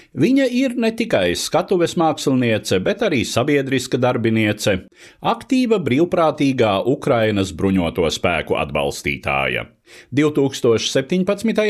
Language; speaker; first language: Latvian; native; Latvian